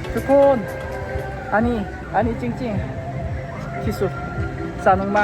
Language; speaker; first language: Thai; non-native, learner; Korean